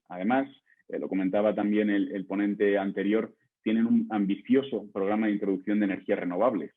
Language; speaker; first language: Spanish; native; Spanish